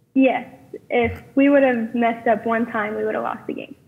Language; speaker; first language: English; native; English